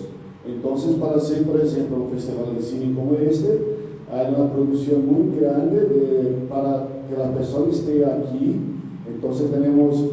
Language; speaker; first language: Spanish; non-native, learner; Portuguese